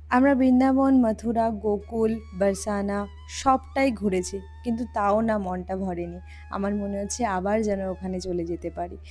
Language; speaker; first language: Bangla; native; Bangla